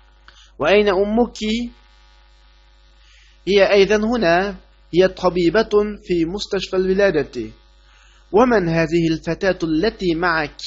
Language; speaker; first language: Arabic; non-native, fluent; Uyghur